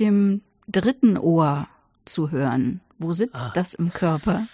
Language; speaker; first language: German; native; German